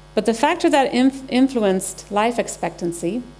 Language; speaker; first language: English; native; English